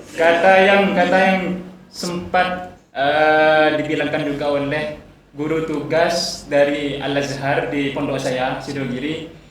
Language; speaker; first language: Indonesian; non-native, local second language; Madurese